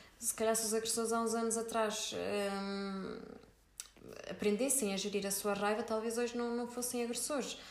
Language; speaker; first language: Portuguese; native; Portuguese